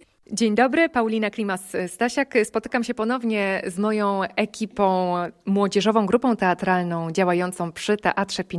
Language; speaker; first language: Polish; native; Polish